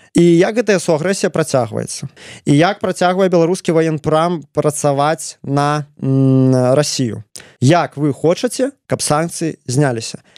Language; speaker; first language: Belarusian; native; Belarusian